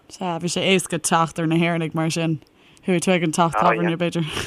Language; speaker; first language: Irish; native; Irish